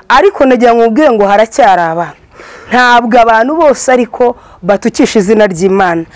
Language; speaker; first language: Kinyarwanda; native; Kinyarwanda